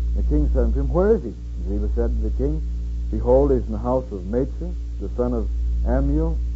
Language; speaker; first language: English; native; English